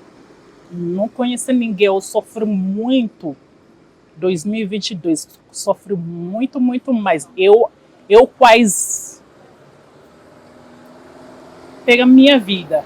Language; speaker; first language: Portuguese; non-native, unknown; Igbo